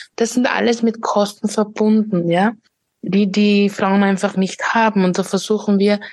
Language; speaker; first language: German; native; German